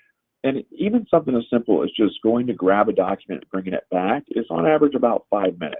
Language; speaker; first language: English; native; English